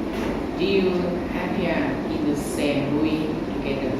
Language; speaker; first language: English; non-native, learner; Thai